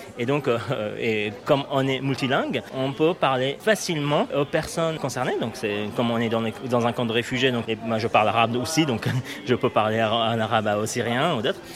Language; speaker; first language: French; non-native, fluent; Persian